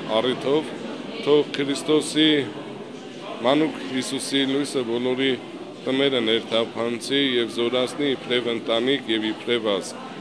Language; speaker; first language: Armenian; native; Armenian